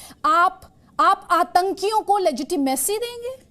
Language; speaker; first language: Hindi; native; Hindi